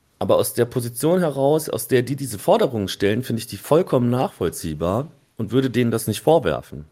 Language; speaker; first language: German; native; German